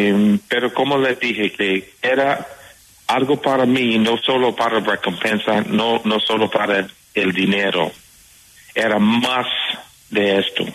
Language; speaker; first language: Spanish; non-native, fluent; English